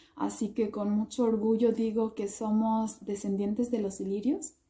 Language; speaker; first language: Spanish; non-native, fluent; Albanian